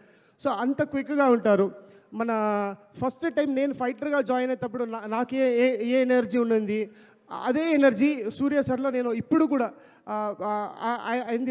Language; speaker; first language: Telugu; non-native, learner; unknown